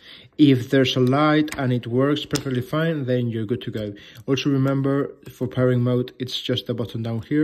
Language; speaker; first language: English; non-native, fluent; Spanish